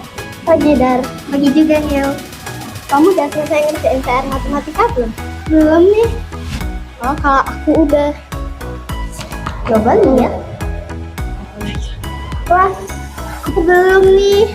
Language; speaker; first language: Indonesian; native; Indonesian